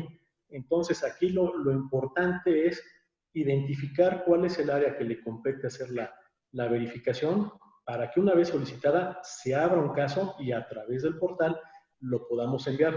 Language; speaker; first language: Spanish; native; Spanish